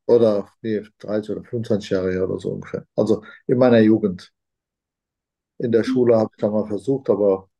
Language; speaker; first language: German; non-native, fluent; Turkish